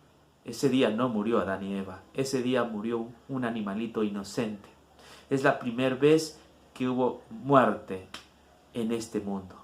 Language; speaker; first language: Spanish; native; Spanish